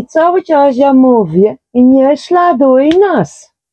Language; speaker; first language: Polish; non-native, learner; Dutch